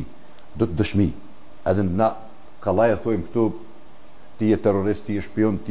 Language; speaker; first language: Albanian; native; Albanian